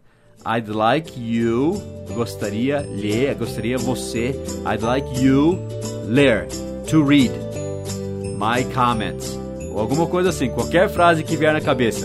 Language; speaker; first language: Portuguese; non-native, fluent; English